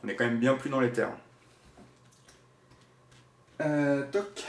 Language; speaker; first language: French; native; French